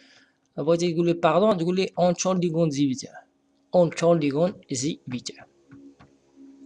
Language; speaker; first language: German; non-native, fluent; Arabic